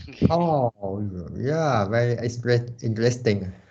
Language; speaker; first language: English; non-native, learner; Vietnamese